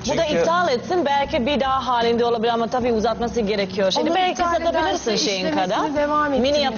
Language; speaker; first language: Turkish; non-native, learner; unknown